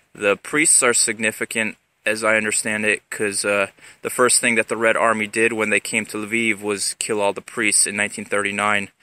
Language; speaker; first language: English; native; English